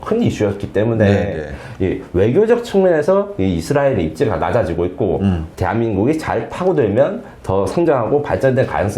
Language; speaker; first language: Korean; native; Korean